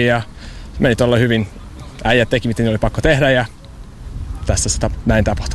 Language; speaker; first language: Finnish; non-native, fluent; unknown